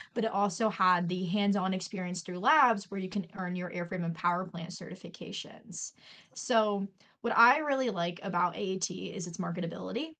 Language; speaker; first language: English; native; English